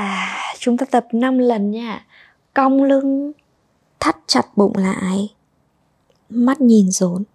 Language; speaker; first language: Vietnamese; native; Vietnamese